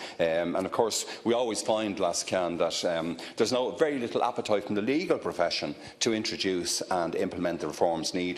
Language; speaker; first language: English; native; English